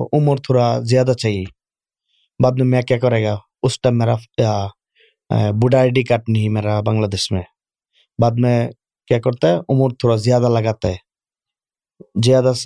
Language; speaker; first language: Urdu; non-native, learner; Bangla